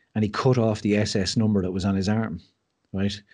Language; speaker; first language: English; native; English